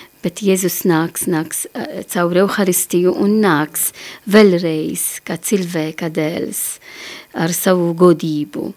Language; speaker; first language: Latvian; non-native, learner; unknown